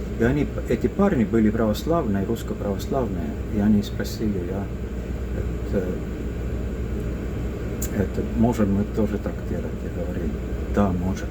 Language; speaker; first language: Russian; non-native, local second language; Estonian